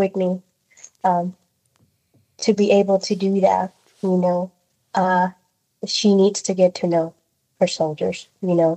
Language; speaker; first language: English; non-native, fluent; Spanish